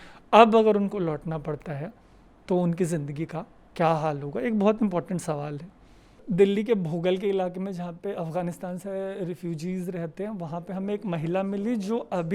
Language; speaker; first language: Hindi; native; Hindi